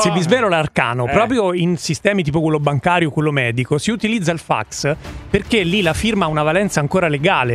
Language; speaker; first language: Italian; native; Italian